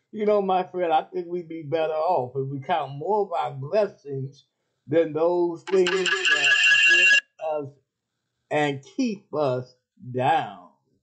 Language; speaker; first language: English; native; English